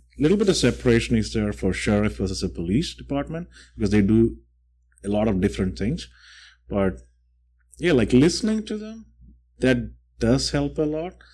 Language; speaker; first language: English; non-native, local second language; Malayalam